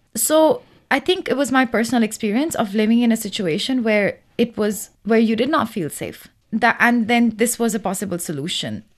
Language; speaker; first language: English; non-native, local second language; Urdu